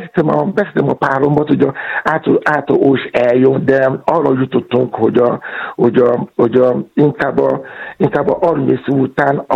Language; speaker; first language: Hungarian; non-native, learner; Yoruba